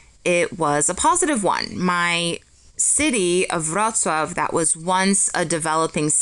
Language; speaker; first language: English; early bilingual, other home language; Polish